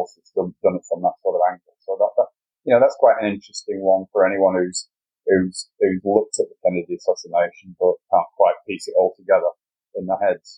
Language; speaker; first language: English; native; English